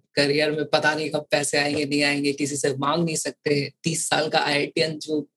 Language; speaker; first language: Hindi; native; Hindi